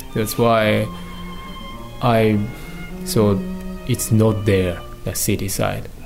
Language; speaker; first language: English; non-native, learner; Japanese